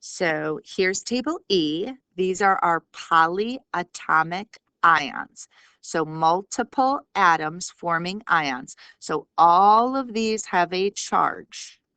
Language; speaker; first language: English; native; English